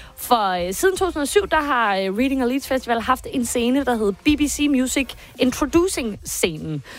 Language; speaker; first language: Danish; native; Danish